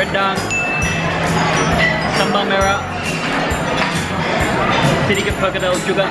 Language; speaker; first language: Indonesian; non-native, learner; English